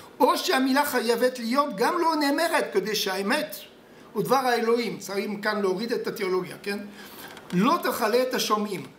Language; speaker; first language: Hebrew; non-native, fluent; French